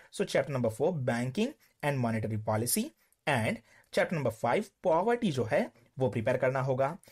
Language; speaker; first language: Hindi; non-native, local second language; Gujarati